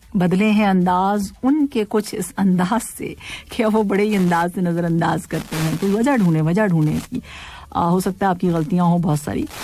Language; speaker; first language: Urdu; native; Urdu